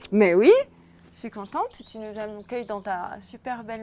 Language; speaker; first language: French; native; French